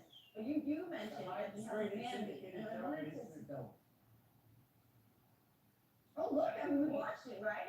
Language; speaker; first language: English; native; English